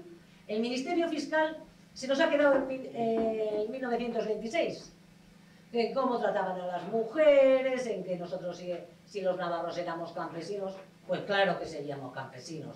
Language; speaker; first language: Spanish; native; Spanish